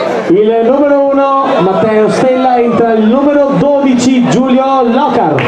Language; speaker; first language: Italian; native; Italian